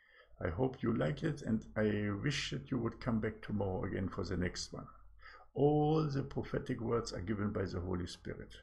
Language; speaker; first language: English; non-native, fluent; German